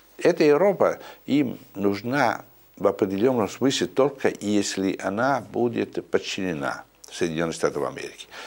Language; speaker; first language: Russian; non-native, fluent; Italian